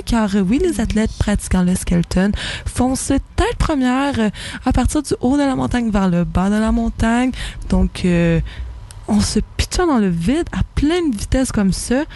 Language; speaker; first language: French; native; French